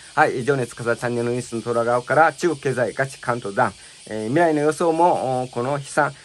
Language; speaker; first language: Japanese; non-native, fluent; Chinese